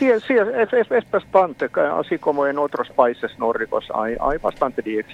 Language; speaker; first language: Spanish; non-native, fluent; Finnish